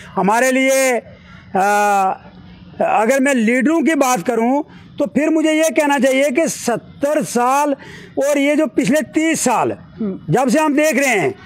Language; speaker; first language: Hindi; native; Hindi